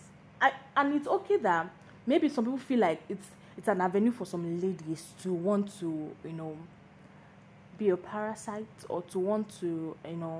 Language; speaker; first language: English; non-native, local second language; Yoruba